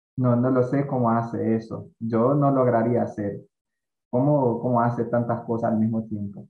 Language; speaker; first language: Spanish; non-native, fluent; Portuguese